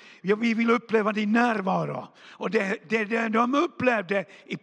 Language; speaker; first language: Swedish; non-native, fluent; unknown